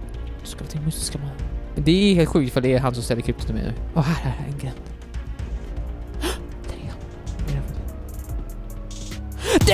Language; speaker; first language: Swedish; native; Swedish